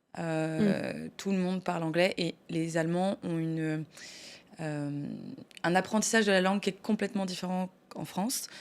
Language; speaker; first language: French; native; French